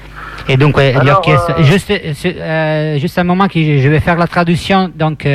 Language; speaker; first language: French; non-native, fluent; Italian